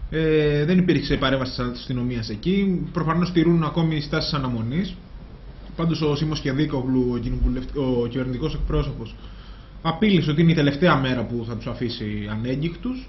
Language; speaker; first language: Greek; native; Greek